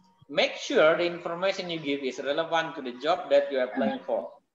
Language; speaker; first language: English; non-native, fluent; Indonesian